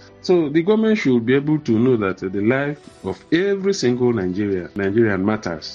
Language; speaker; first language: English; non-native, local second language; Igbo